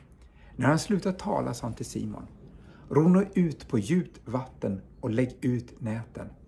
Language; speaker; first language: Swedish; native; Swedish